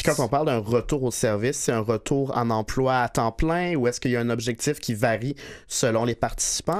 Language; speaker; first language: French; native; French